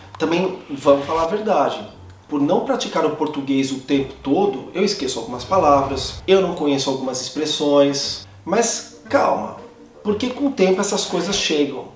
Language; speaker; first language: Portuguese; native; Portuguese